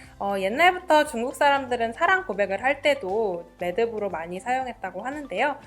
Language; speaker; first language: Korean; native; Korean